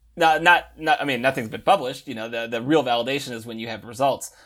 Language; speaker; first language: English; native; English